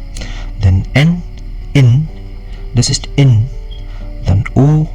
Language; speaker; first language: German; non-native, learner; Marathi